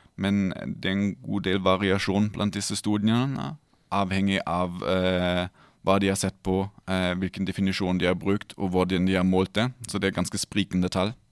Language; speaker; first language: Norwegian; non-native, fluent; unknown